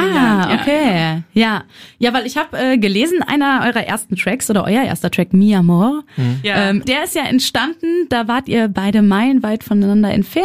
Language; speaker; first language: German; native; German